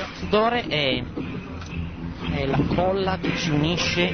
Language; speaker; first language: Italian; native; Italian